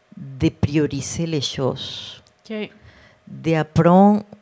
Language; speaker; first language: French; non-native, fluent; Spanish